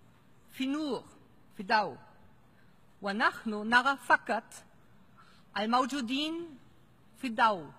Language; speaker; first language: Arabic; non-native, fluent; German